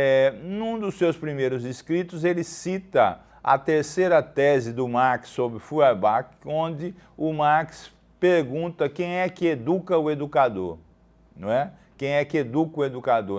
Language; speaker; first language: Portuguese; native; Portuguese